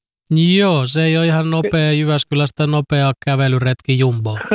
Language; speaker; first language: Finnish; native; Finnish